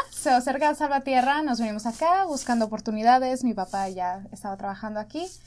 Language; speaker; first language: Spanish; early bilingual, other home language; English